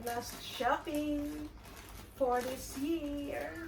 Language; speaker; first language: English; non-native, local second language; Filipino